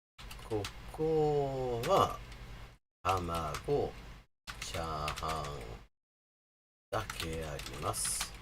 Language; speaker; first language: Japanese; non-native, learner; English